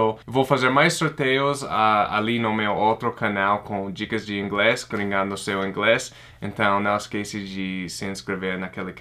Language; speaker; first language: Portuguese; non-native, fluent; English